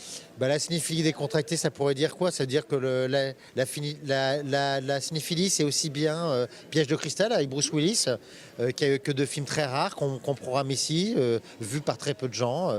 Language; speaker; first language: French; native; French